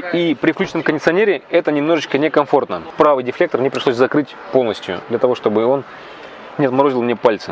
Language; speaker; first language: Russian; native; Russian